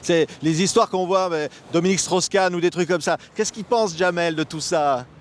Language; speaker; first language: French; native; French